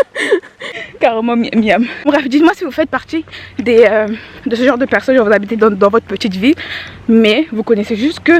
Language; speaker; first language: French; native; French